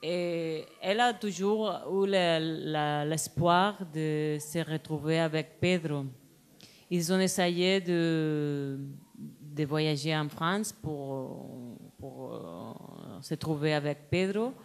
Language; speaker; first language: French; non-native, learner; Spanish